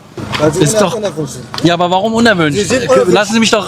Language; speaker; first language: German; native; German